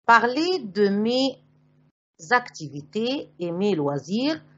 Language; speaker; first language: French; non-native, fluent; Arabic